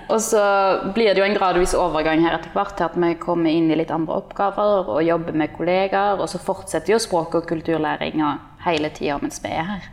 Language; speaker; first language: Norwegian; native; Norwegian